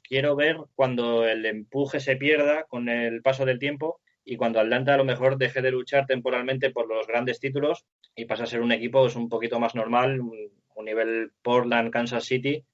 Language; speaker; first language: Spanish; native; Spanish